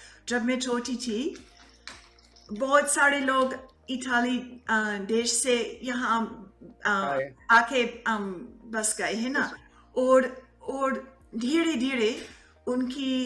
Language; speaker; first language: Hindi; non-native, fluent; Italian